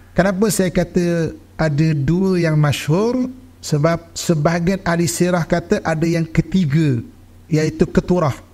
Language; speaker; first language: Malay; native; Malay